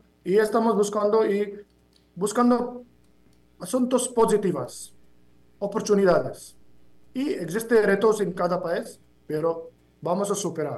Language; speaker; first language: Spanish; non-native, fluent; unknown